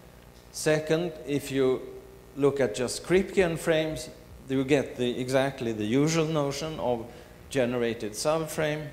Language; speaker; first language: English; non-native, fluent; Swedish